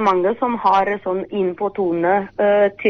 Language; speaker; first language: Norwegian; non-native, fluent; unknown